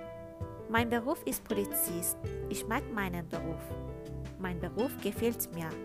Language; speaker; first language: German; non-native, fluent; Persian